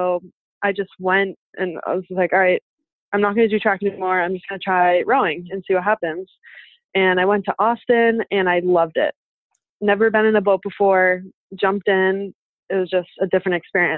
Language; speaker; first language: English; native; English